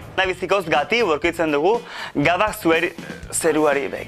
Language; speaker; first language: Basque; native; Basque